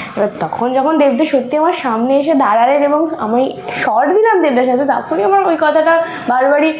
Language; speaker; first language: Bangla; native; Bangla